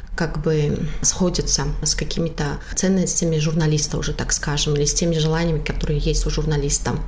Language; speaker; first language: Russian; non-native, local second language; Tajik